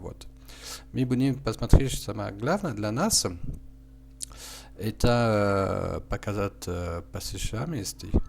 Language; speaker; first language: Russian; non-native, learner; French